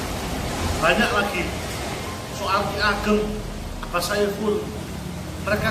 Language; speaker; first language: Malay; non-native, local second language; Javanese